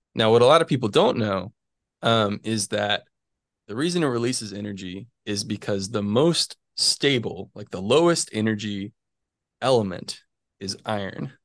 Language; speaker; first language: English; native; English